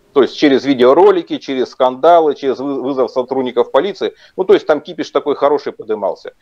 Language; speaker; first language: Russian; native; Russian